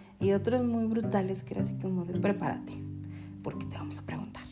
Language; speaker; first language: Spanish; native; Spanish